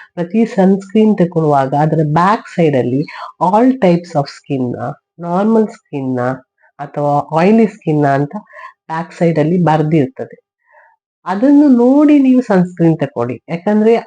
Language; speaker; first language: Kannada; non-native, local second language; Tulu